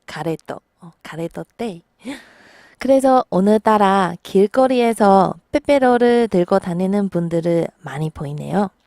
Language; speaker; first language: Korean; non-native, fluent; Chinese